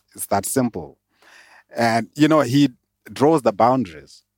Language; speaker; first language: English; non-native, local second language; Shona